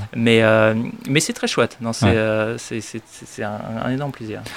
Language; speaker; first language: French; native; French